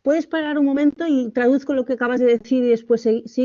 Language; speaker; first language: Spanish; native; Spanish